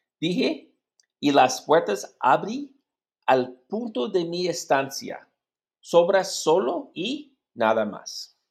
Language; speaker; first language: Spanish; non-native, learner; English